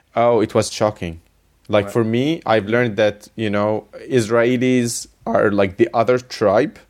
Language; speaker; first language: English; non-native, fluent; Arabic